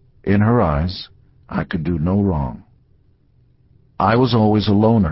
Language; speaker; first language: English; early bilingual, other home language; Hebrew